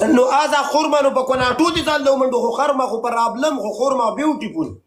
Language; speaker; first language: Arabic; non-native, learner; Pashto